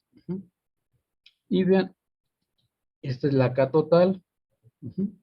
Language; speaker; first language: Spanish; native; Spanish